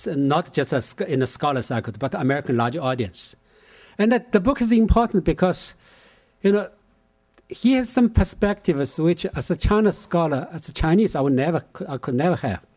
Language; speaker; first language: English; non-native, fluent; Chinese